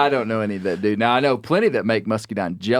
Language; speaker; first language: English; native; English